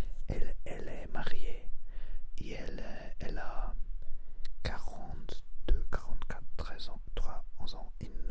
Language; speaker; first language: French; non-native, learner; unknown